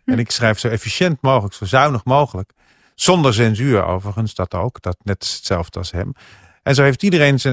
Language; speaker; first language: Dutch; native; Dutch